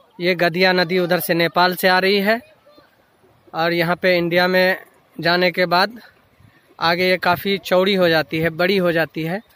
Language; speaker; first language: Hindi; native; Hindi